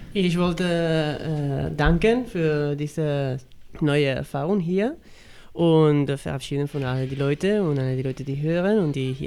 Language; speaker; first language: German; non-native, learner; Spanish